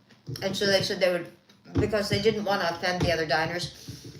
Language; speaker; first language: English; native; English